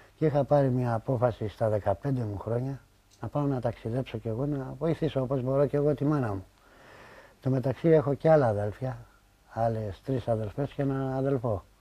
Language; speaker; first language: Greek; native; Greek